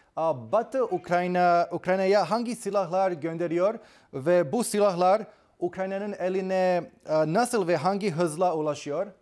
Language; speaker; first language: Turkish; non-native, fluent; Bosnian